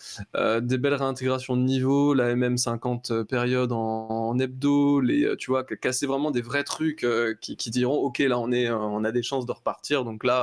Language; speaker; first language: French; native; French